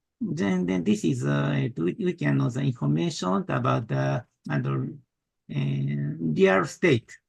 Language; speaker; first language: English; non-native, learner; Japanese